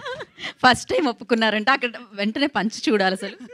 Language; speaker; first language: Telugu; native; Telugu